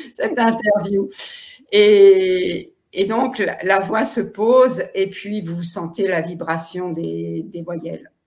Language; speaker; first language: French; native; French